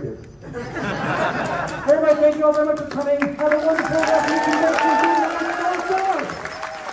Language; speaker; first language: English; native; English